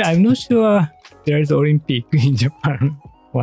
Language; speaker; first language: English; non-native, learner; Japanese